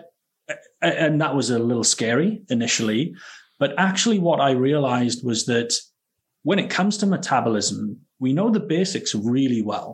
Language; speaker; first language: English; native; English